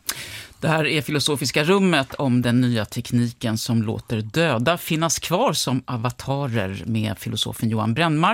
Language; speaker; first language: Swedish; native; Swedish